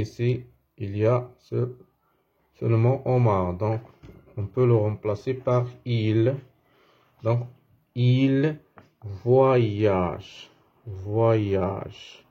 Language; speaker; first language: French; non-native, fluent; Arabic